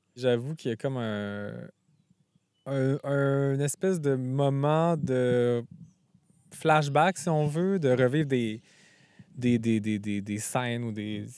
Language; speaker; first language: French; native; French